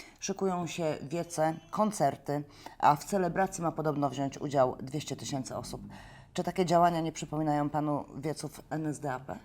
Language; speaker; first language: Polish; native; Polish